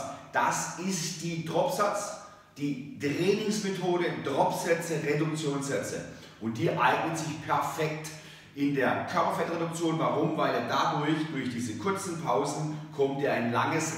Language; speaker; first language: German; native; German